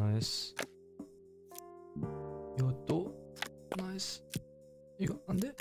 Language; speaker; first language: Korean; non-native, learner; German